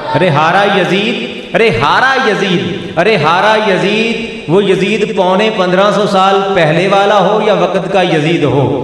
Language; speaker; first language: Urdu; non-native, local second language; Punjabi